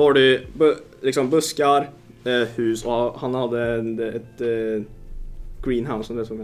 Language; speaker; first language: Swedish; native; Swedish